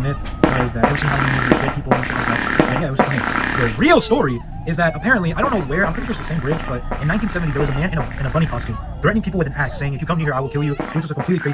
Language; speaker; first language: English; native; English